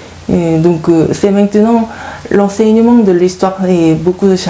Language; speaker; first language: French; non-native, learner; Korean